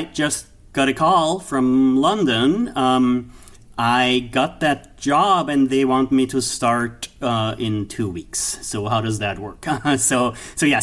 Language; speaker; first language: English; non-native, fluent; German